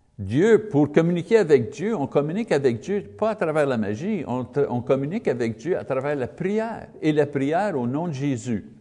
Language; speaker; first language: French; non-native, learner; English